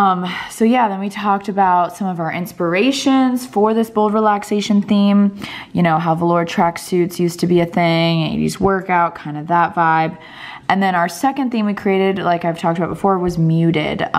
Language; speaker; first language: English; native; English